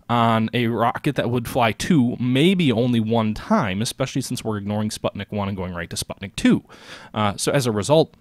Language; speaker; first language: English; native; English